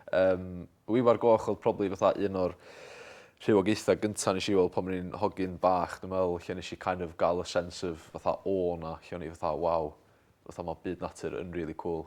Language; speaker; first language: Welsh; native; Welsh